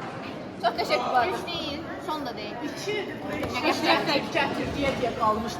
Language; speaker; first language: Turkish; non-native, learner; Azerbaijani